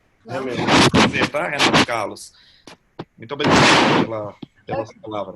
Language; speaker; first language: Portuguese; native; Portuguese